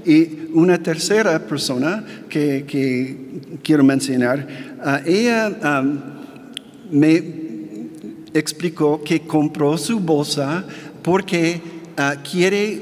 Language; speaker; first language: Spanish; non-native, fluent; English